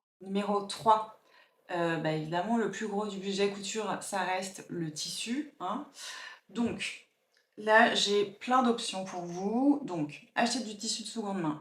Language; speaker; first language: French; native; French